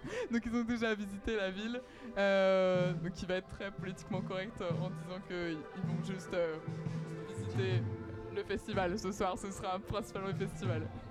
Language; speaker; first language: French; native; French